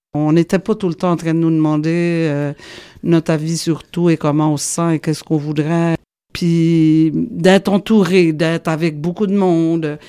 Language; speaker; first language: French; native; French